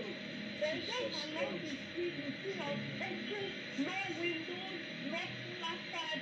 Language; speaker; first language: English; non-native, local second language; Yoruba